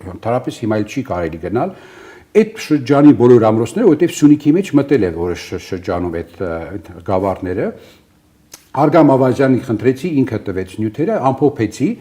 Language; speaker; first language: Armenian; early bilingual, other home language; Italian